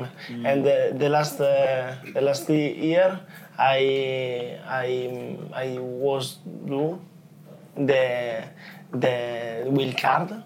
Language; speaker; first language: English; non-native, learner; Italian